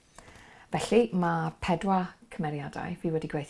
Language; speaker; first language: Welsh; non-native, local second language; English